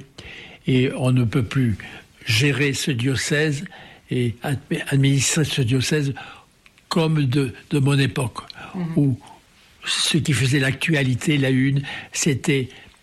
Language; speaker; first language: French; native; French